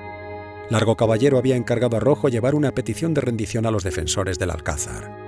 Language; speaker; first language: Spanish; native; Spanish